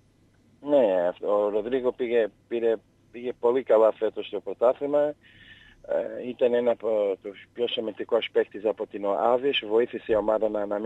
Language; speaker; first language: Greek; non-native, learner; Portuguese